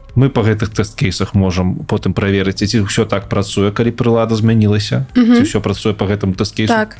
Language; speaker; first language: Belarusian; non-native, local second language; Russian